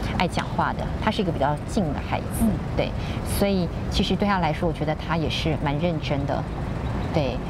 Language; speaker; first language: Chinese; native; Chinese